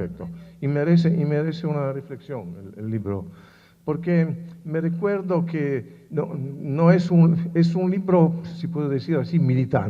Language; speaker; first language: Spanish; non-native, fluent; Italian